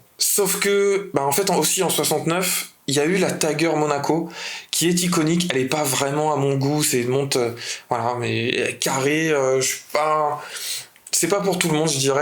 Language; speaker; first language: French; native; French